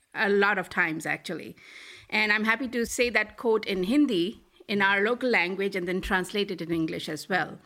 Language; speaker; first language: English; non-native, local second language; Hindi